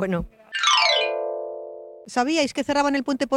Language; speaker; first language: Spanish; native; Spanish